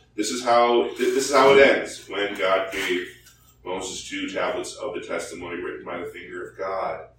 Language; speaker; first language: English; early bilingual, other home language; Korean